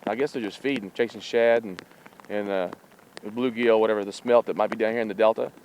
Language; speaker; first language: English; native; English